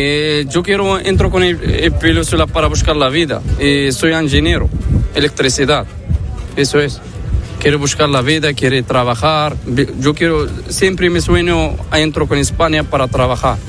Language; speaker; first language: Spanish; non-native, learner; Arabic